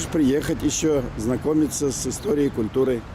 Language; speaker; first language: Russian; native; Russian